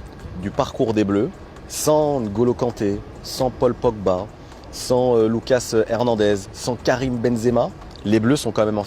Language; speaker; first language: French; native; French